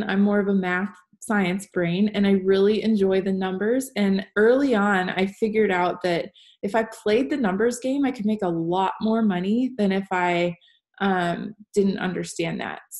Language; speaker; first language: English; native; English